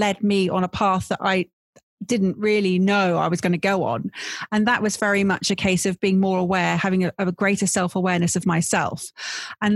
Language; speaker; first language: English; native; English